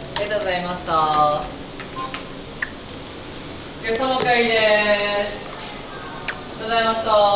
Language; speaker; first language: Japanese; native; Japanese